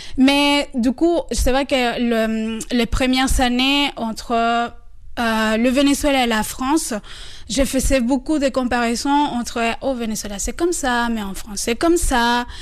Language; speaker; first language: French; non-native, fluent; Spanish